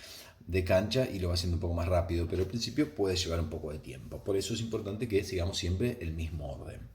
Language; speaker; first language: Spanish; native; Spanish